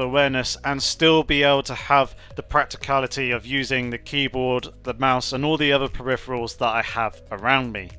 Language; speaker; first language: English; native; English